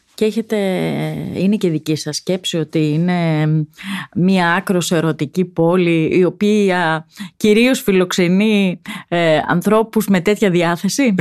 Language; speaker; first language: Greek; native; Greek